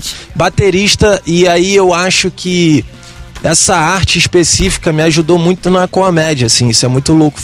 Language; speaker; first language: Portuguese; native; Portuguese